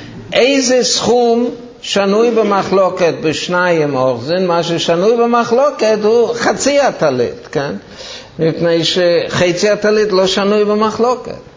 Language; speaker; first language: Hebrew; non-native, fluent; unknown